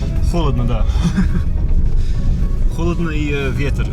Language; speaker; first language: Russian; non-native, learner; English